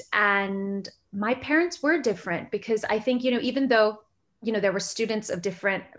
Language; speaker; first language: English; early bilingual, other home language; Gujarati